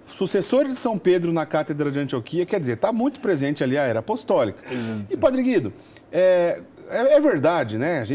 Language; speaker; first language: Portuguese; native; Portuguese